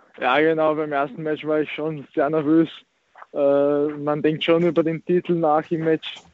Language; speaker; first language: German; early bilingual, other home language; Croatian